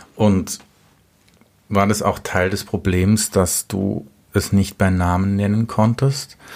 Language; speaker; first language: German; native; German